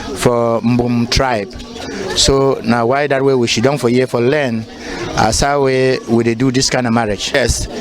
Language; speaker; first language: Nigerian Pidgin; non-native, local second language; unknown